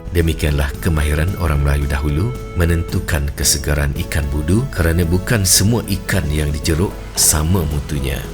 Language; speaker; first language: Malay; native; Malay